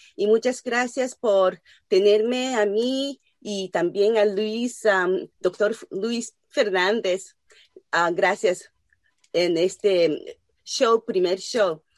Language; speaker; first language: Spanish; non-native, learner; Japanese